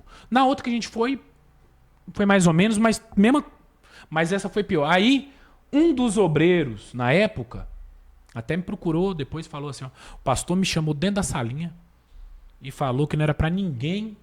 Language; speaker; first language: Portuguese; native; Portuguese